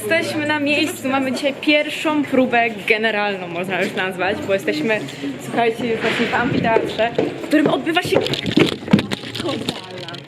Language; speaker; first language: Polish; native; Polish